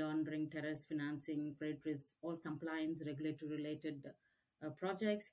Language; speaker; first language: English; non-native, local second language; Tamil